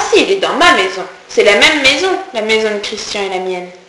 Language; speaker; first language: French; native; French